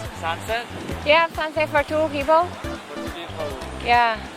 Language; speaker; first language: English; non-native, learner; Thai